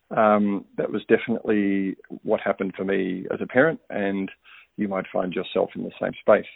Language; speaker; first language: English; native; English